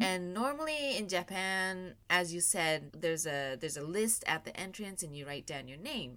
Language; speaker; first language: English; early bilingual, other home language; Japanese